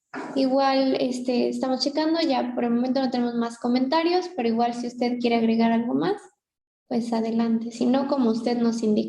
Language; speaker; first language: Spanish; native; Spanish